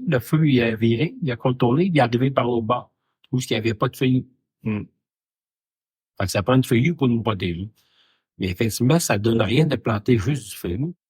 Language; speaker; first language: French; native; French